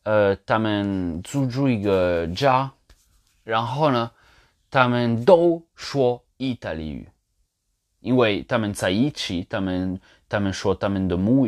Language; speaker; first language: Chinese; non-native, learner; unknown